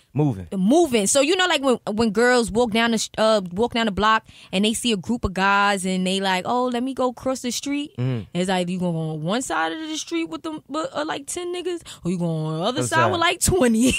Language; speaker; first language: English; native; English